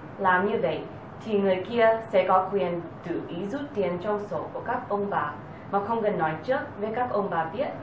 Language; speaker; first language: Vietnamese; early bilingual, heritage; Vietnamese